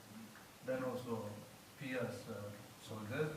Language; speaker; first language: Danish; non-native, learner; Kurdish